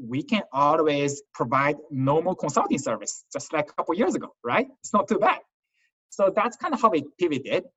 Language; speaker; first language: English; non-native, fluent; Chinese